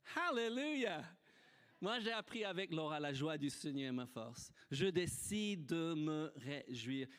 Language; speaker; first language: French; non-native, fluent; English